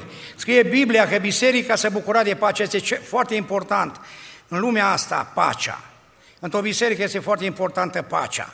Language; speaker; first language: Romanian; native; Romanian